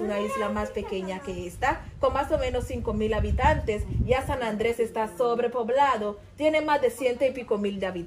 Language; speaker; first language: Spanish; non-native, local second language; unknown